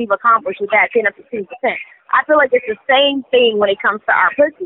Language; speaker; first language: English; native; English